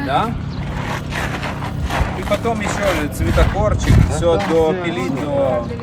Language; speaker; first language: Russian; native; Russian